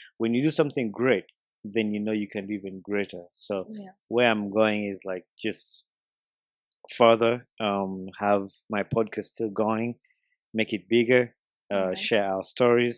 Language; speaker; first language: English; non-native, local second language; Ganda